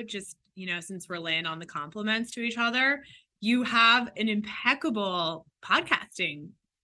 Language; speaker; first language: English; native; English